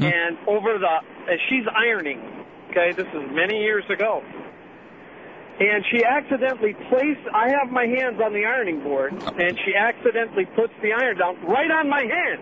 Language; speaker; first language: English; native; English